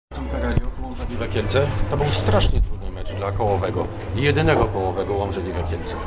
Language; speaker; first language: Polish; native; Polish